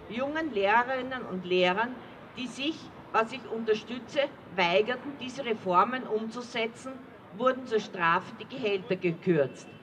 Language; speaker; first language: German; native; German